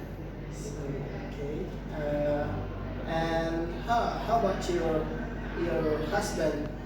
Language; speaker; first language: English; non-native, learner; Indonesian